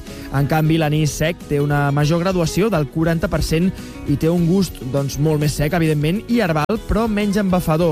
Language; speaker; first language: Catalan; native; Catalan